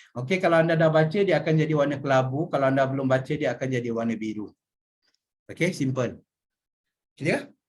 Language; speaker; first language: Malay; native; Malay